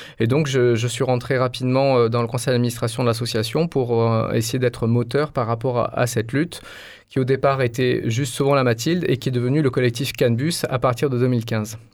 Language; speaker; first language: French; native; French